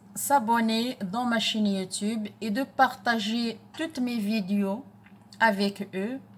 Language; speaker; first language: French; non-native, local second language; Arabic